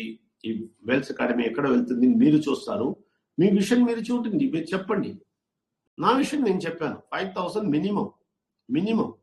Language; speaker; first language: Telugu; non-native, learner; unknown